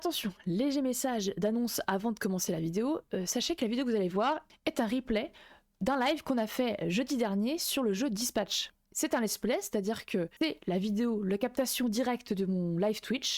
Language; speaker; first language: French; native; French